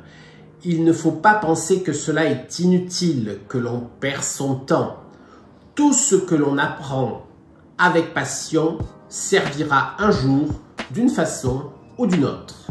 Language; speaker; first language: French; non-native, fluent; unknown